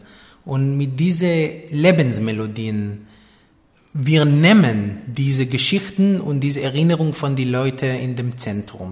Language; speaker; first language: German; non-native, fluent; Hebrew